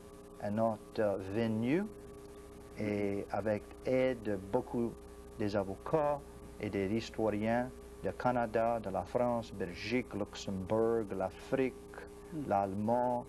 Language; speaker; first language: French; non-native, local second language; English